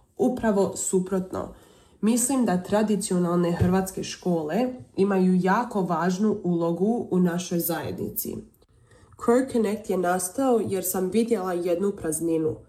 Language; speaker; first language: Serbian; early bilingual, heritage; Croatian